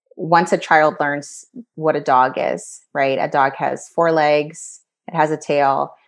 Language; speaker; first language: English; native; English